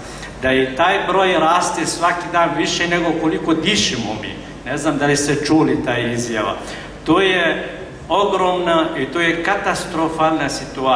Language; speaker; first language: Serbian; non-native, fluent; Arabic